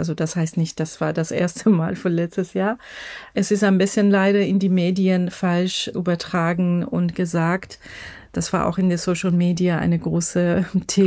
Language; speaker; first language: German; non-native, fluent; Persian